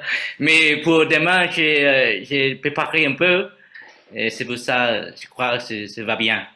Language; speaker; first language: French; non-native, fluent; Vietnamese